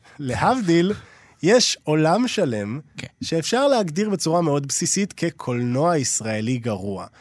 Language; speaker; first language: Hebrew; native; Hebrew